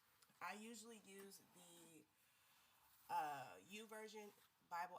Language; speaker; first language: English; native; English